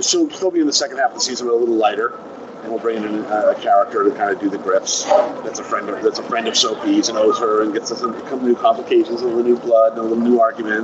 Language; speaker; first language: English; native; English